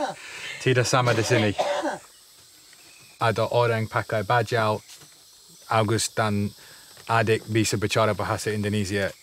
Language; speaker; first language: Indonesian; non-native, learner; English